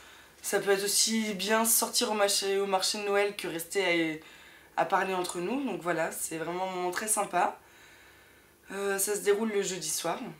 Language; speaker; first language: French; native; French